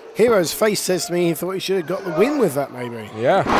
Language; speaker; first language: English; native; English